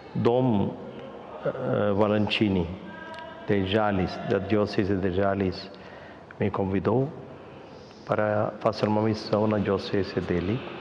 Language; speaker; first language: Portuguese; non-native, fluent; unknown